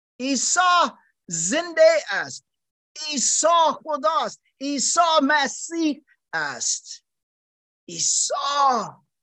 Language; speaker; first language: Persian; non-native, learner; German